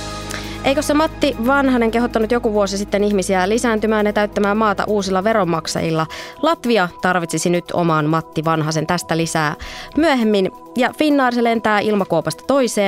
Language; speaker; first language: Finnish; native; Finnish